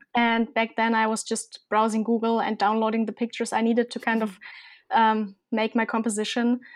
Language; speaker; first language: English; non-native, fluent; German